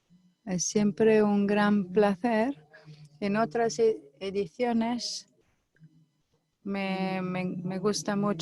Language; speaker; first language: Spanish; non-native, fluent; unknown